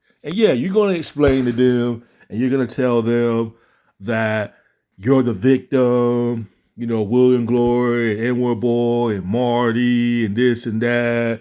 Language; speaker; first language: English; native; English